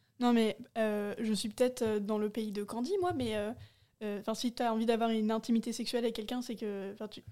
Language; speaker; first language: French; native; French